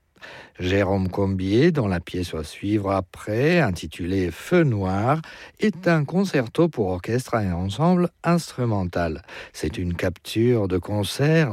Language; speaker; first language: French; non-native, fluent; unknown